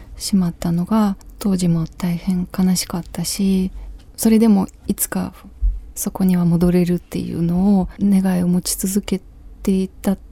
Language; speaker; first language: Japanese; non-native, fluent; Ukrainian